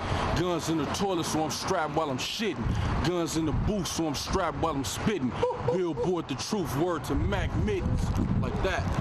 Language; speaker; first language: English; native; English